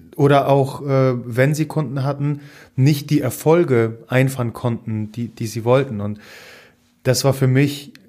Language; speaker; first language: German; non-native, fluent; Polish